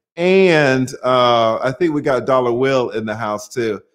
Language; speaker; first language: English; native; English